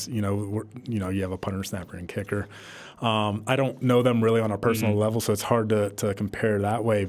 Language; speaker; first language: English; native; English